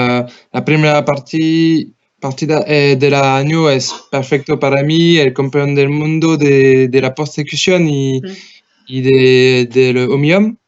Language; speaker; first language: Spanish; non-native, learner; French